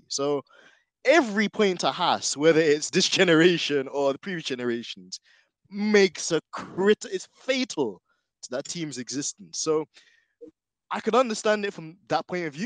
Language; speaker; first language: English; native; English